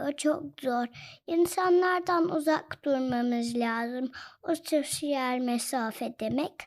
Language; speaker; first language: Turkish; early bilingual, heritage; Turkish